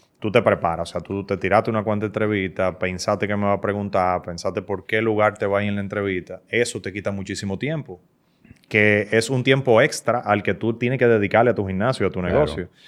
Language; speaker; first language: Spanish; native; Spanish